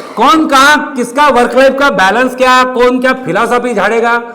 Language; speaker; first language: Hindi; non-native, local second language; Marathi